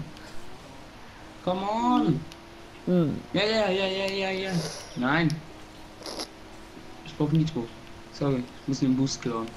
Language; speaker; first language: German; native; German